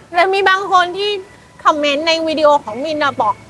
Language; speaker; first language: Thai; non-native, fluent; Vietnamese